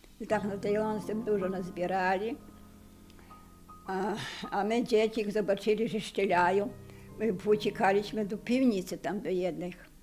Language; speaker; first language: Polish; non-native, local second language; Ukrainian